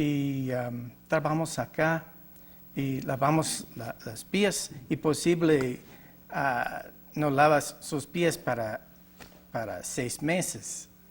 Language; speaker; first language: Spanish; non-native, learner; English